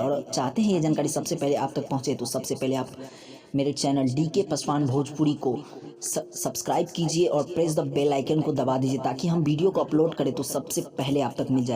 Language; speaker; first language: Hindi; non-native, local second language; Bhojpuri